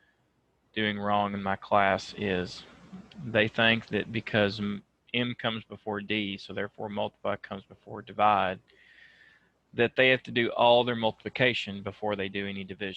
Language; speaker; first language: English; native; English